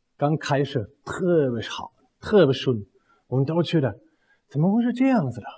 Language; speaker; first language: Chinese; non-native, fluent; German